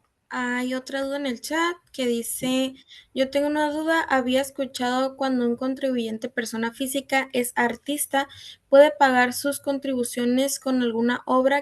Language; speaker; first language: Spanish; native; Spanish